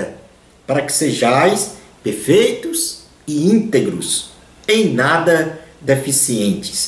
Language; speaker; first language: Portuguese; native; Portuguese